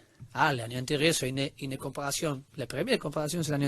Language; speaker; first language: French; non-native, learner; Spanish